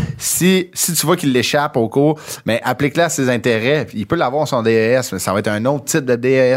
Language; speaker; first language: French; native; French